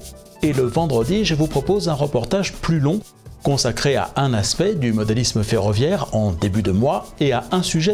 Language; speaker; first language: French; native; French